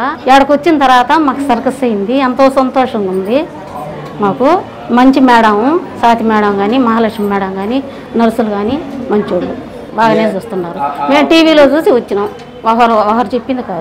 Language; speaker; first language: Telugu; native; Telugu